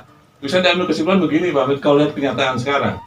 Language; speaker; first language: Indonesian; native; Indonesian